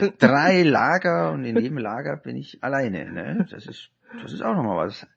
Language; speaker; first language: German; native; German